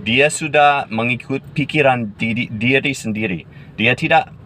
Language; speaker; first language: Indonesian; non-native, fluent; English